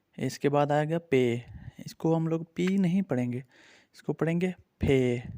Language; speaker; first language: Urdu; native; Urdu